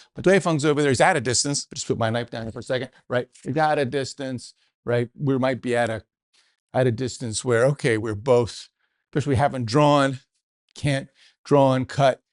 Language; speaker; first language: English; native; English